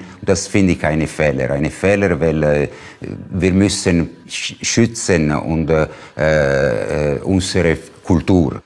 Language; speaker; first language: German; non-native, fluent; Italian